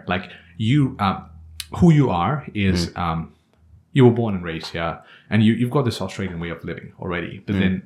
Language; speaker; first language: English; non-native, local second language; Nepali